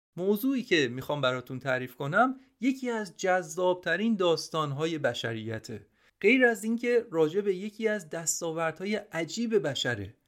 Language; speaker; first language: Persian; native; Persian